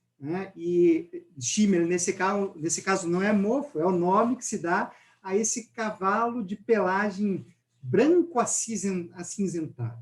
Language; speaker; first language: Portuguese; native; Portuguese